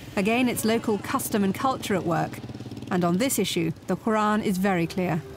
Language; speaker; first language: English; native; English